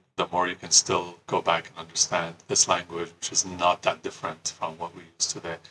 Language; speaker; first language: English; early bilingual, other home language; Persian